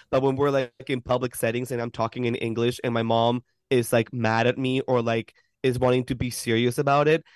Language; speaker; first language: English; early bilingual, other home language; Spanish